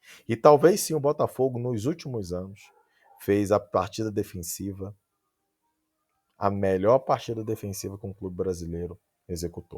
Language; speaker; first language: Portuguese; native; Portuguese